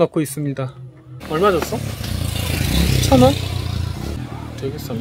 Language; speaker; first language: Korean; native; Korean